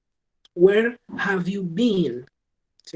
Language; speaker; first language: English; non-native, learner; Spanish